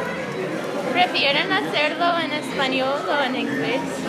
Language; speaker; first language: Spanish; non-native, learner; English